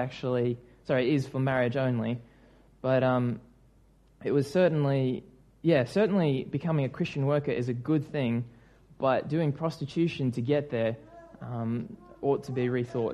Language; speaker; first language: English; native; English